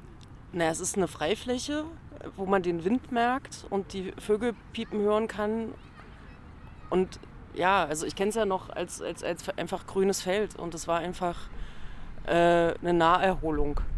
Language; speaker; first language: German; native; German